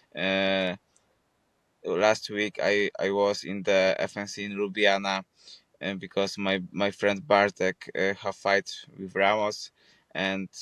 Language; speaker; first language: English; non-native, fluent; Polish